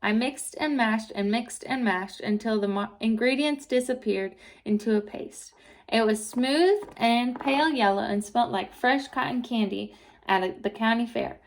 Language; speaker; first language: English; native; English